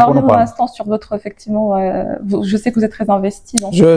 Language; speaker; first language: French; native; French